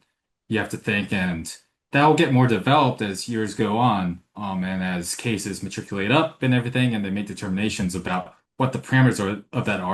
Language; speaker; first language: English; native; English